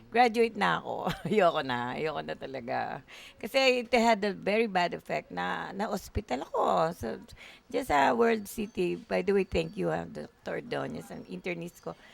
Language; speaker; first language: Filipino; native; Filipino